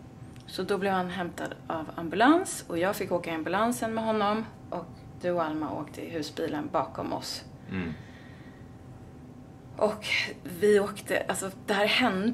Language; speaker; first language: Swedish; native; Swedish